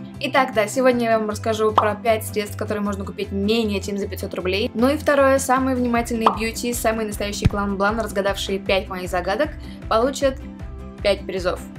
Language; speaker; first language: Russian; native; Russian